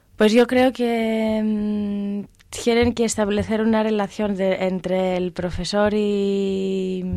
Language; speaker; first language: Spanish; non-native, learner; Greek